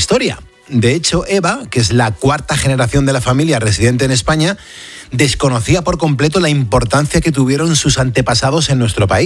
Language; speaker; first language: Spanish; native; Spanish